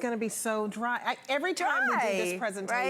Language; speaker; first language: English; native; English